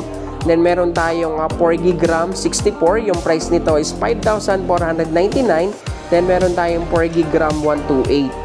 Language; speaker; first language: Filipino; native; Filipino